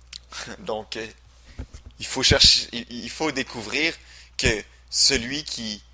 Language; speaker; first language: French; native; French